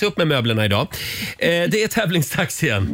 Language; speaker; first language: Swedish; native; Swedish